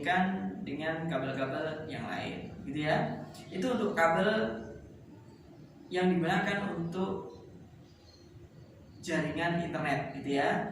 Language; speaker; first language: Indonesian; native; Indonesian